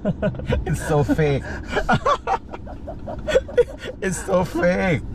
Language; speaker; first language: English; non-native, fluent; Thai